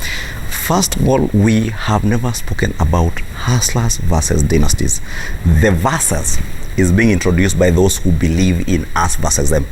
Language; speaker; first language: English; non-native, local second language; Kikuyu